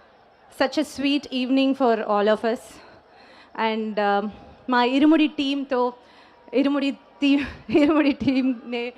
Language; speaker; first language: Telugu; non-native, learner; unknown